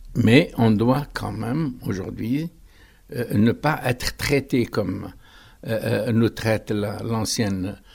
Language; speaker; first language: French; non-native, local second language; Arabic